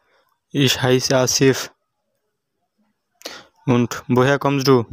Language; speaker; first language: German; non-native, learner; Bangla